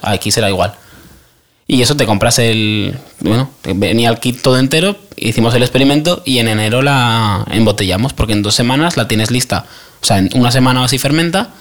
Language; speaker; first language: Spanish; native; Spanish